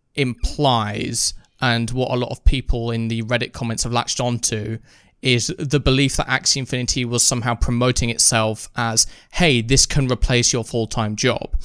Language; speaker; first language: English; early bilingual, other home language; Filipino